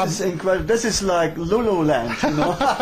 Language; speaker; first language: English; non-native, fluent; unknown